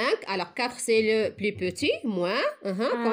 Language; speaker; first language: French; non-native, local second language; Arabic